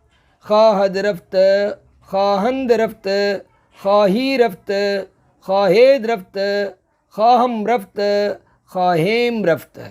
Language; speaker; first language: Persian; non-native, fluent; Urdu